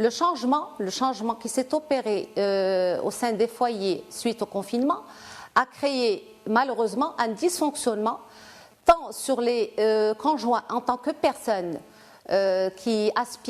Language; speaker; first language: French; non-native, local second language; Arabic